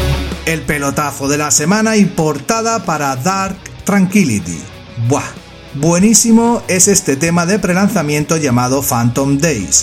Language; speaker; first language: Spanish; native; Spanish